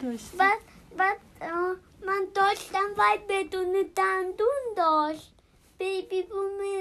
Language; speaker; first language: Persian; early bilingual, heritage; Persian